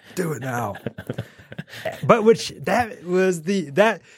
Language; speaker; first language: English; native; English